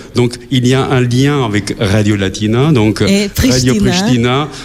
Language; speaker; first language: French; non-native, fluent; Albanian